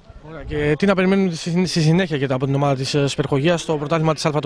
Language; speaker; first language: Greek; native; Greek